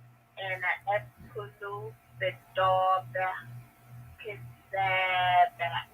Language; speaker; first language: Arabic; non-native, learner; English